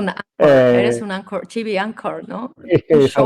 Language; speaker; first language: Spanish; native; Spanish